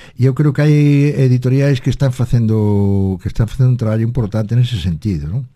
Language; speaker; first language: Galician; native; Galician